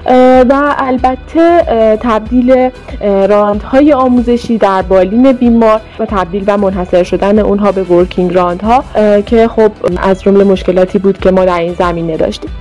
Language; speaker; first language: Persian; native; Persian